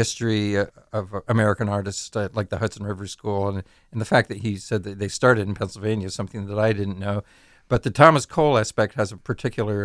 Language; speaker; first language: English; native; English